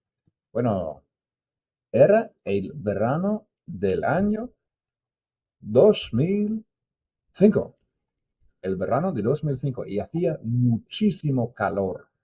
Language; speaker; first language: Spanish; non-native, fluent; English